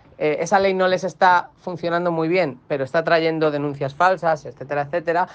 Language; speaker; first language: Spanish; native; Spanish